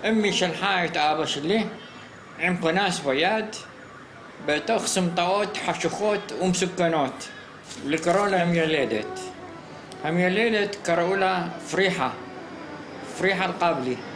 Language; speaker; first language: Hebrew; non-native, fluent; Arabic